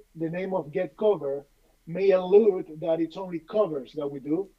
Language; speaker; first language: English; non-native, fluent; Spanish